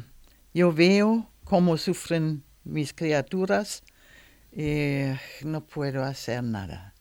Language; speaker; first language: Spanish; non-native, learner; German